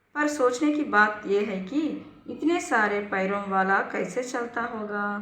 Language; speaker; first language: Hindi; non-native, local second language; Telugu